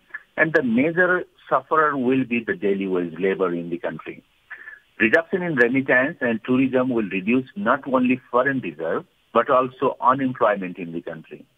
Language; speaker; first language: English; non-native, fluent; Nepali